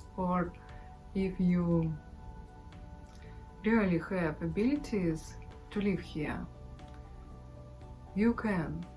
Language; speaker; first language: English; non-native, learner; Russian